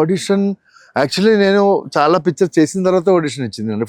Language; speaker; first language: Telugu; non-native, local second language; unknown